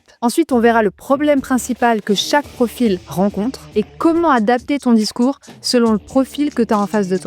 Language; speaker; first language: French; native; French